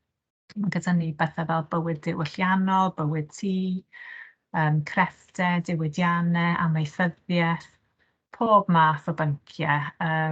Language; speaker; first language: Welsh; native; Welsh